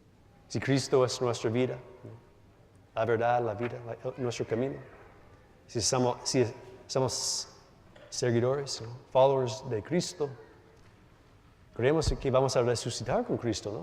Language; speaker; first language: Spanish; non-native, learner; English